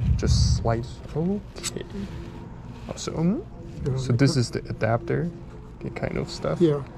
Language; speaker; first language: English; non-native, learner; Chinese